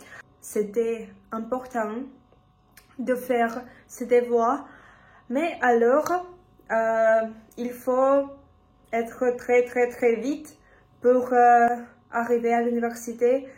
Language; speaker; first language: French; non-native, learner; Russian